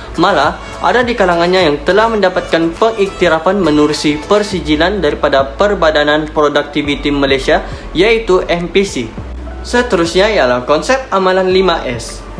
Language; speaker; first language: Malay; non-native, local second language; Chinese